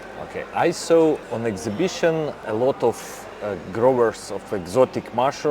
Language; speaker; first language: English; non-native, fluent; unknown